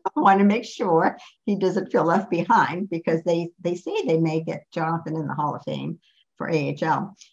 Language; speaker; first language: English; native; English